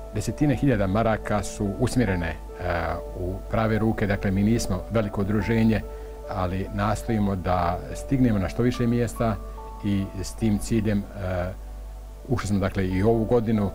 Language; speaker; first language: Croatian; native; Croatian